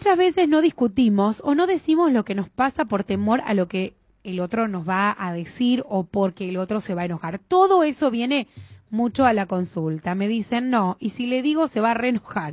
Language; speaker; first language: Spanish; native; Spanish